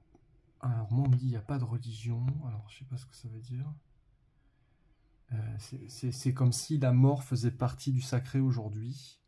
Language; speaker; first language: French; native; French